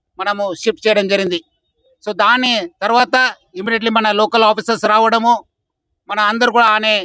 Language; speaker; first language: Telugu; non-native, fluent; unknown